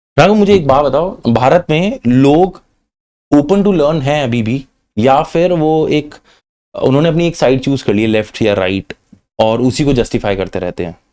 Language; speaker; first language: Hindi; native; Hindi